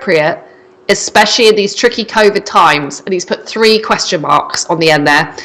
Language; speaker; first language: English; native; English